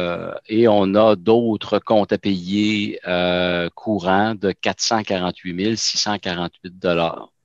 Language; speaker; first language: French; native; French